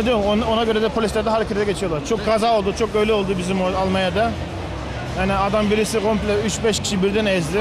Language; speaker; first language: Turkish; early bilingual, heritage; Turkish